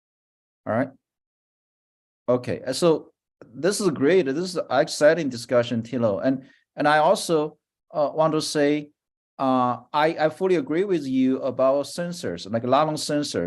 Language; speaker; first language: English; non-native, fluent; Chinese